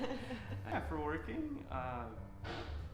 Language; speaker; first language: English; non-native, fluent; Portuguese